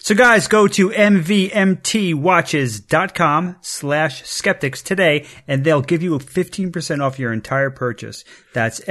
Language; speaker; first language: English; native; English